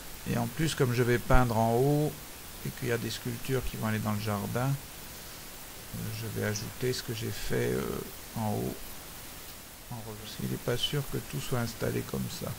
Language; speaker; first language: French; native; French